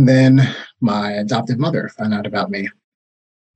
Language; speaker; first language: English; native; English